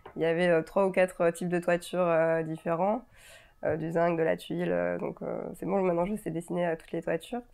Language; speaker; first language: French; native; French